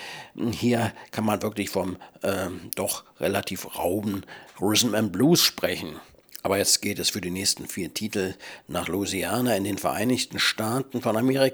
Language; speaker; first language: German; native; German